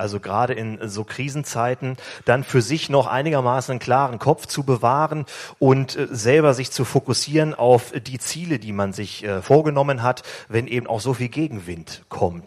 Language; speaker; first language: German; native; German